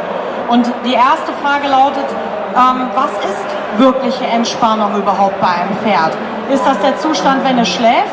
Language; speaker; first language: German; native; German